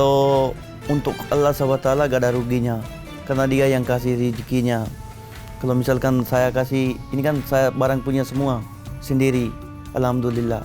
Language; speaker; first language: Indonesian; non-native, learner; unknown